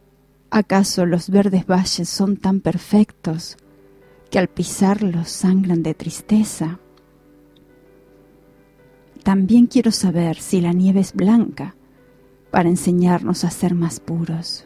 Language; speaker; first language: Spanish; native; Spanish